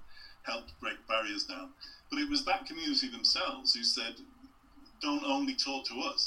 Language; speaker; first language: English; native; English